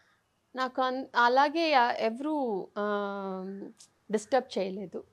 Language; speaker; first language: Telugu; non-native, fluent; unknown